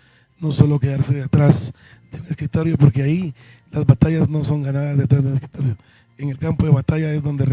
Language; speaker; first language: Spanish; native; Spanish